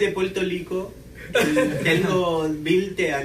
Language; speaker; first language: Spanish; non-native, fluent; Portuguese